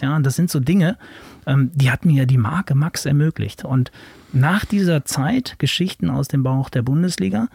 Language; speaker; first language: German; native; German